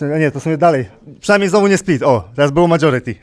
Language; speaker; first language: Polish; native; Polish